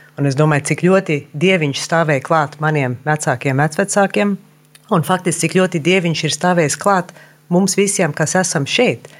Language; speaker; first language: Latvian; early bilingual, heritage; Latvian